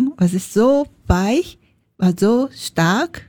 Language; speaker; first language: German; non-native, learner; Japanese